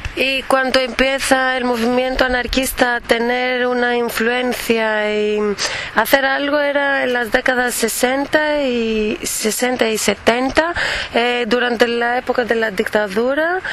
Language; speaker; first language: Spanish; non-native, fluent; Greek